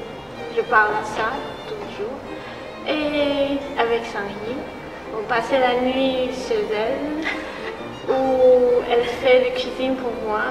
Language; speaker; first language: French; non-native, learner; Chinese